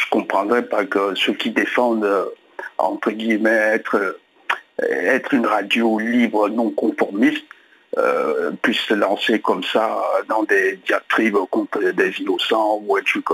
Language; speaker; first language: French; native; French